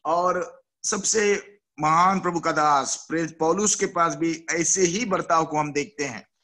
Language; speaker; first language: Hindi; non-native, local second language; Telugu